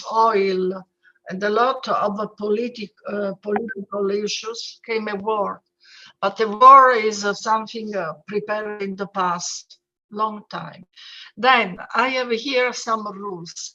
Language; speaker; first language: English; non-native, fluent; Italian